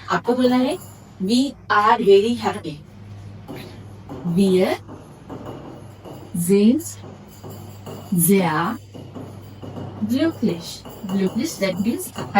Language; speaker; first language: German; non-native, fluent; Hindi